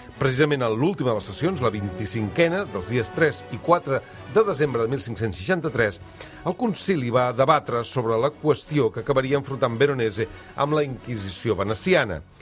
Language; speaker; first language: Catalan; native; Catalan